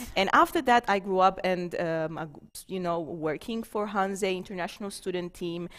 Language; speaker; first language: English; non-native, fluent; Romanian